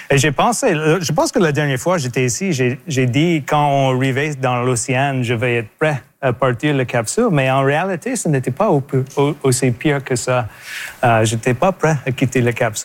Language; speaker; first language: French; non-native, local second language; English